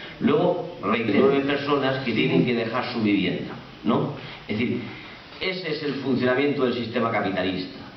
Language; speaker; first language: Spanish; native; Spanish